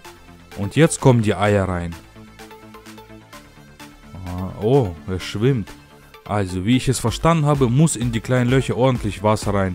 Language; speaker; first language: German; native; German